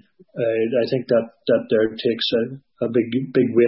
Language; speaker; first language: English; native; English